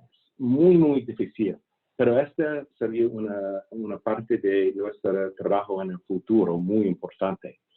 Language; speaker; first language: Spanish; non-native, fluent; English